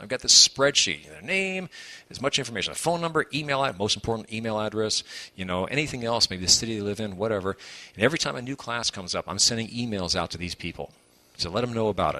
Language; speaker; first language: English; native; English